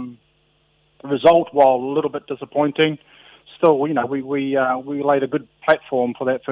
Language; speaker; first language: English; native; English